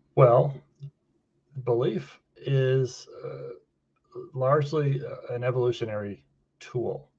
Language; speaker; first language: English; native; English